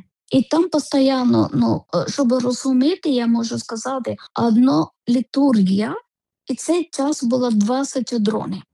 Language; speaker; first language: Ukrainian; non-native, learner; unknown